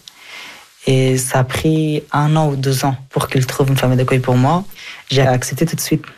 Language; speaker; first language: French; early bilingual, other home language; Persian